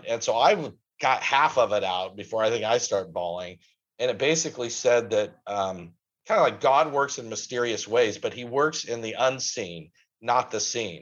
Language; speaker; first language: English; native; English